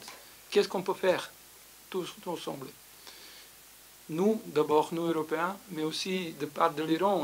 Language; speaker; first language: French; non-native, fluent; Slovenian